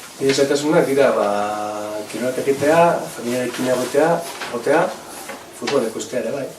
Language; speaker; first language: Basque; non-native, local second language; Spanish